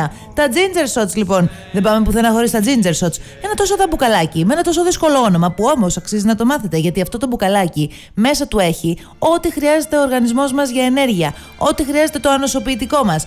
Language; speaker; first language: Greek; native; Greek